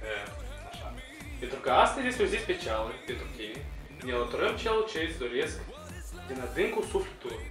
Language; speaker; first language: Romanian; native; Romanian